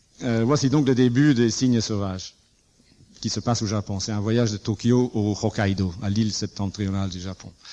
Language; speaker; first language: French; non-native, fluent; English